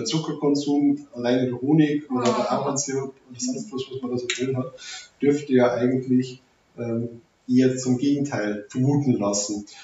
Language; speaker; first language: German; native; German